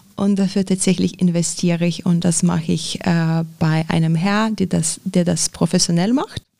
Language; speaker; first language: German; non-native, fluent; Lithuanian